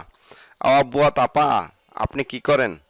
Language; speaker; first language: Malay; non-native, fluent; Bangla